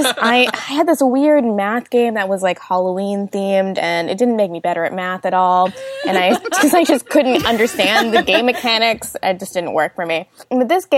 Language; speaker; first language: English; native; English